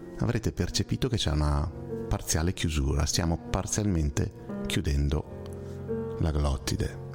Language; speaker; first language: Italian; native; Italian